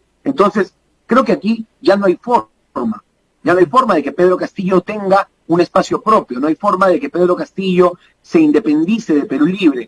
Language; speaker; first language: Spanish; native; Spanish